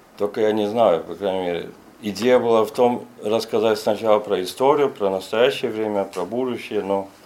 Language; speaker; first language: Russian; non-native, fluent; German